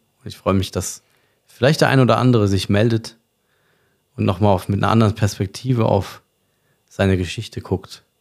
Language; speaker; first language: German; native; German